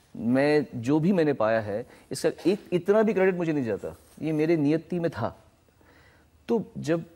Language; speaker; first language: Hindi; native; Hindi